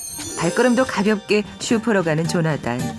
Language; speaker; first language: Korean; native; Korean